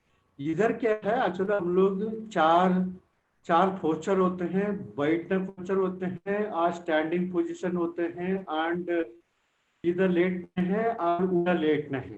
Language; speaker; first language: Hindi; non-native, local second language; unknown